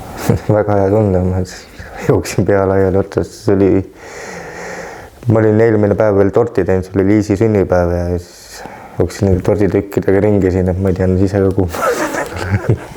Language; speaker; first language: Estonian; native; Estonian